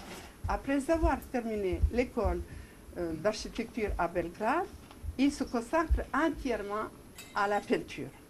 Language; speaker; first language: French; non-native, fluent; Serbian